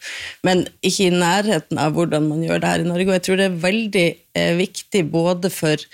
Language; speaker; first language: Norwegian; native; Norwegian